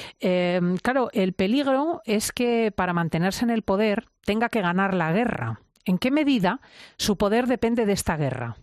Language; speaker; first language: Spanish; native; Spanish